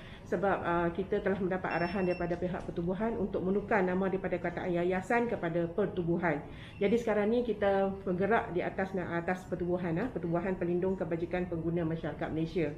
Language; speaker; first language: Malay; native; Malay